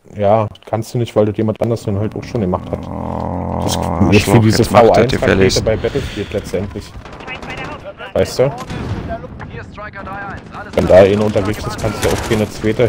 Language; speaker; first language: German; native; German